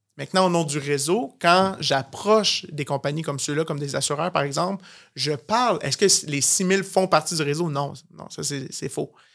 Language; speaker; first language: French; native; French